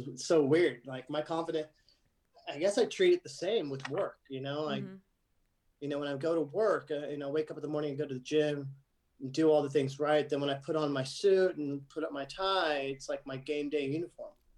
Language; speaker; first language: English; early bilingual, other home language; Arabic